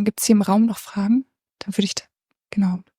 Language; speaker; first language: German; native; German